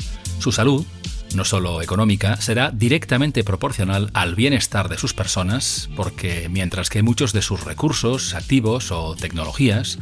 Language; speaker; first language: Spanish; native; Spanish